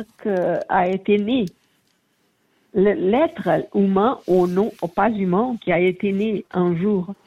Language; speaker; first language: French; non-native, learner; Portuguese